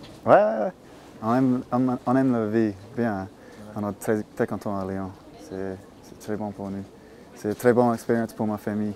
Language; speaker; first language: French; non-native, learner; English